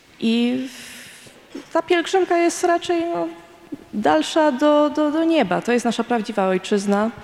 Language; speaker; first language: Polish; early bilingual, heritage; Polish